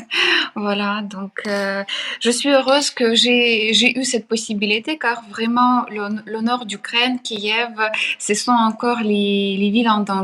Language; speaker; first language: French; non-native, fluent; Ukrainian